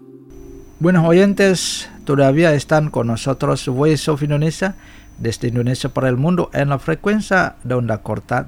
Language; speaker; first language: Spanish; non-native, fluent; Indonesian